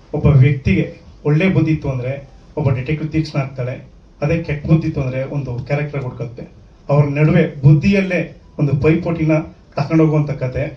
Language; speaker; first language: Kannada; native; Kannada